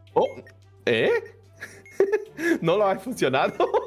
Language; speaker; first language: Spanish; non-native, learner; Portuguese